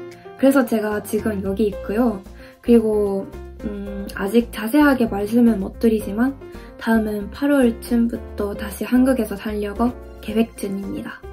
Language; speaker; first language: Korean; non-native, fluent; Japanese